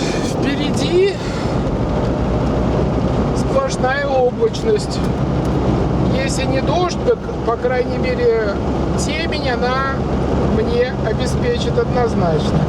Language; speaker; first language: Russian; native; Russian